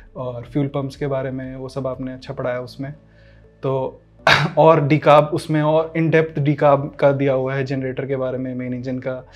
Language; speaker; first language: Hindi; native; Hindi